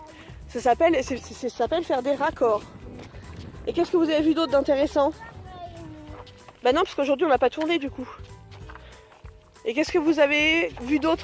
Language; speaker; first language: French; native; French